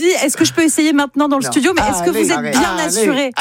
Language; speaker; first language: French; native; French